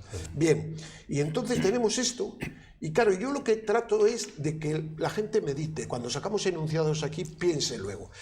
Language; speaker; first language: Spanish; native; Spanish